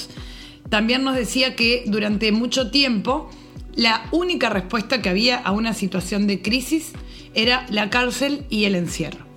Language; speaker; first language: Spanish; native; Spanish